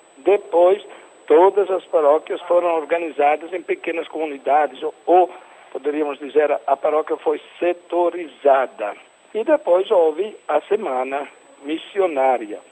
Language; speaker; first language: Portuguese; non-native, fluent; Italian